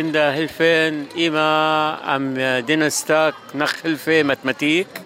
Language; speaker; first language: German; non-native, learner; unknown